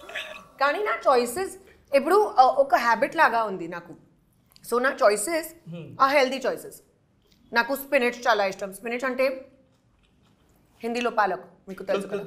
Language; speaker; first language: Telugu; non-native, learner; Hindi